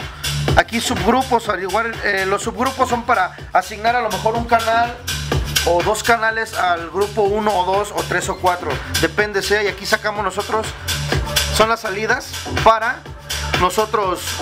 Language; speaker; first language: Spanish; native; Spanish